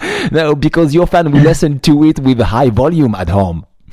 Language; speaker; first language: English; non-native, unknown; French